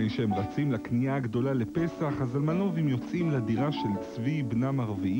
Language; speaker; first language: Hebrew; native; Hebrew